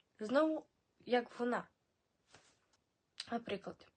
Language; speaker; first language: Czech; non-native, fluent; Ukrainian